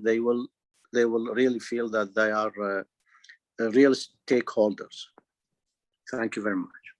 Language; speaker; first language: English; non-native, fluent; Arabic